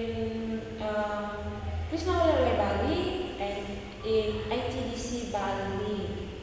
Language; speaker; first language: English; non-native, learner; Indonesian